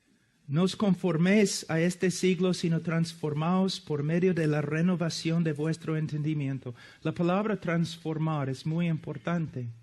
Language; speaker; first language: Spanish; non-native, fluent; English